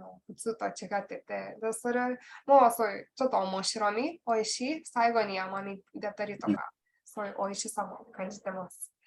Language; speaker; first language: Japanese; non-native, learner; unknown